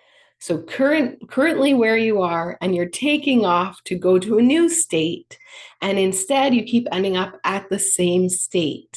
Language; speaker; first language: English; native; English